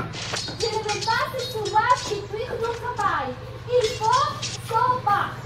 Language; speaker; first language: French; non-native, learner; Spanish